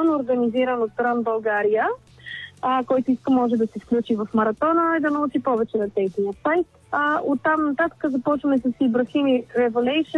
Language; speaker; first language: Bulgarian; native; Bulgarian